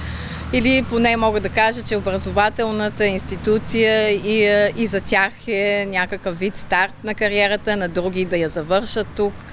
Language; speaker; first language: Bulgarian; native; Bulgarian